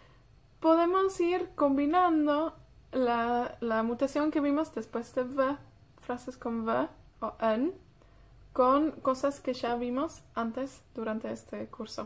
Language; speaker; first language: Spanish; non-native, fluent; Welsh